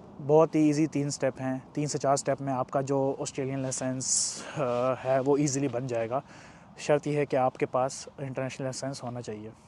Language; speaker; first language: Urdu; non-native, local second language; Punjabi